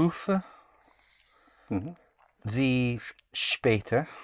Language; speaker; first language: German; non-native, learner; English